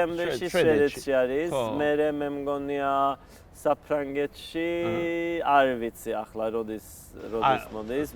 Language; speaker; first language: Georgian; early bilingual, heritage; Swedish